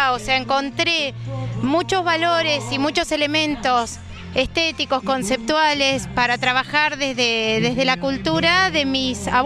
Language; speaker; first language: Spanish; native; Spanish